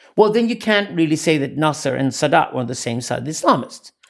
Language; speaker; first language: English; non-native, fluent; Swedish